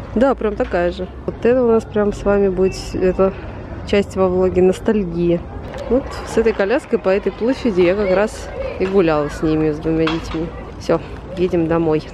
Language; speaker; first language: Russian; native; Russian